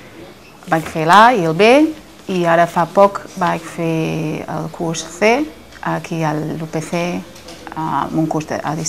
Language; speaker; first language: Catalan; non-native, fluent; English